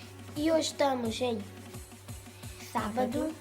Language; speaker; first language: Portuguese; early bilingual, other home language; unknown